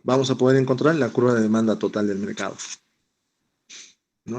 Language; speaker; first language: Spanish; native; Spanish